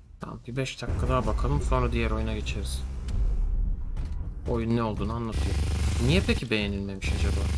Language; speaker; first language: Turkish; native; Turkish